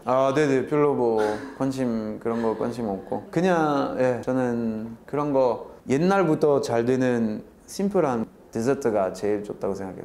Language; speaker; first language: Korean; non-native, fluent; French